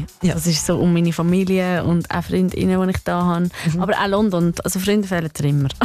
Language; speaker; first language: German; native; German